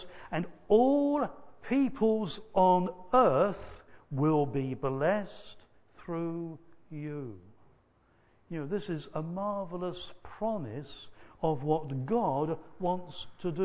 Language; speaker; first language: English; native; English